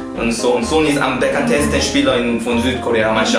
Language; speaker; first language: German; non-native, learner; Russian